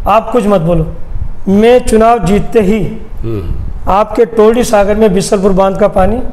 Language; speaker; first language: Hindi; native; Hindi